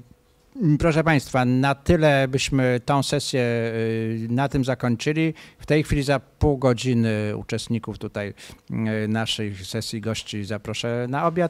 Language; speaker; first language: Polish; native; Polish